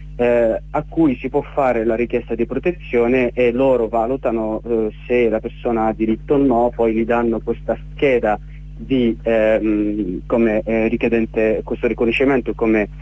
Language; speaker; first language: Italian; non-native, fluent; Arabic